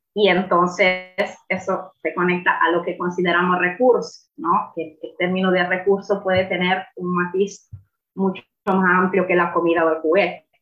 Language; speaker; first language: Spanish; non-native, fluent; Italian